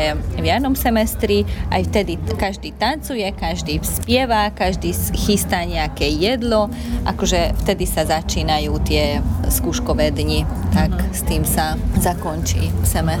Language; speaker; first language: Slovak; non-native, local second language; Hungarian